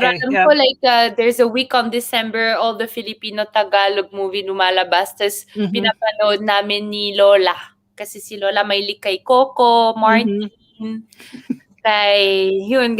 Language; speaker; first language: Filipino; early bilingual, heritage; French